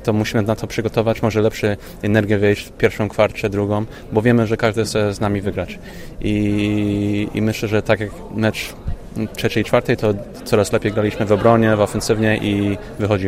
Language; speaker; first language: Polish; early bilingual, heritage; English